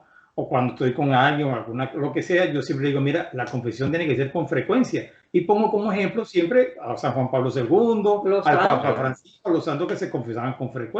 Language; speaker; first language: Spanish; native; Spanish